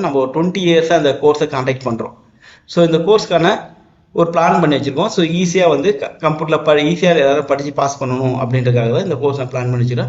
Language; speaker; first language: Tamil; native; Tamil